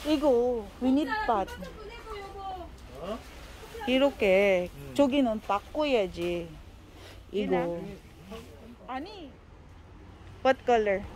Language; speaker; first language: Korean; non-native, learner; Filipino